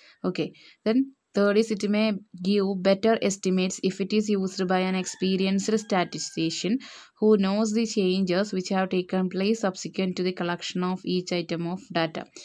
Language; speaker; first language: English; non-native, local second language; Malayalam